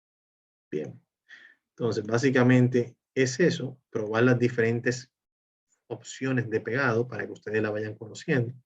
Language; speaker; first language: Spanish; native; Spanish